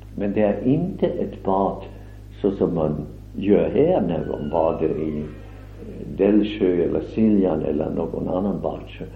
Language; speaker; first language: Swedish; non-native, fluent; German